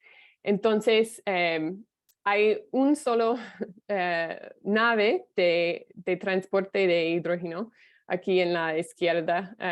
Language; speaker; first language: Spanish; non-native, fluent; English